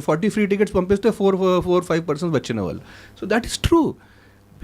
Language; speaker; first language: Telugu; non-native, fluent; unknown